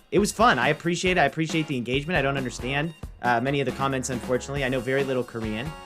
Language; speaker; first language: English; native; English